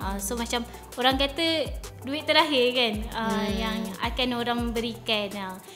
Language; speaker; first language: Malay; native; Malay